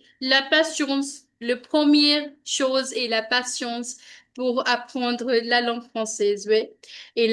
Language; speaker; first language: French; non-native, learner; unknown